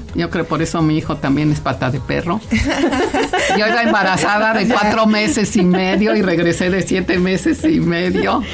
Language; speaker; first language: Spanish; native; Spanish